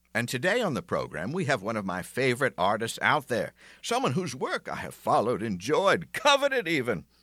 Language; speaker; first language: English; native; English